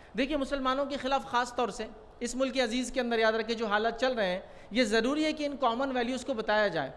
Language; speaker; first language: Urdu; native; Urdu